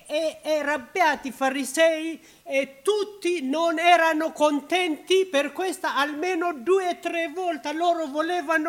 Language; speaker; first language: Italian; non-native, learner; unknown